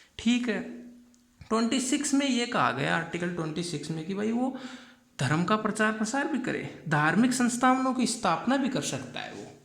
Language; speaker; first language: Hindi; native; Hindi